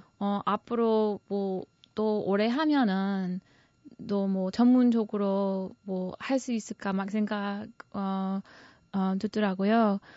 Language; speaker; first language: Korean; non-native, fluent; English